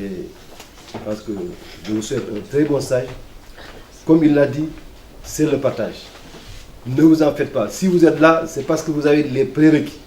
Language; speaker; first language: French; non-native, local second language; Wolof